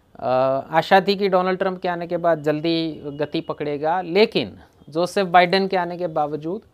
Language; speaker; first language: Hindi; non-native, local second language; Gujarati